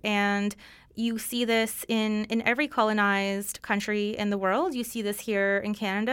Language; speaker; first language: English; non-native, fluent; Russian